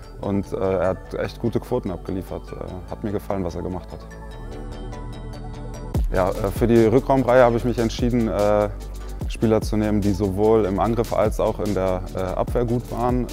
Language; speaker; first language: German; native; German